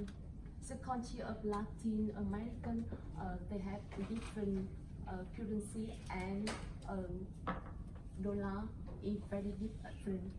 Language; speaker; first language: English; non-native, learner; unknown